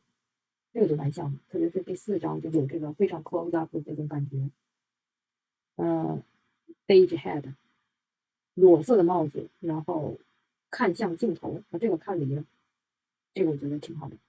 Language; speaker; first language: Chinese; native; Chinese